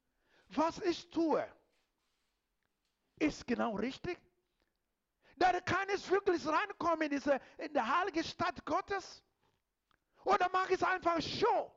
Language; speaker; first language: German; non-native, fluent; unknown